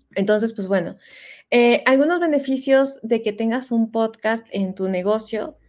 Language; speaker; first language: Spanish; native; Spanish